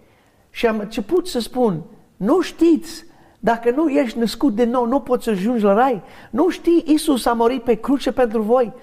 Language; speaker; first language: Romanian; non-native, learner; English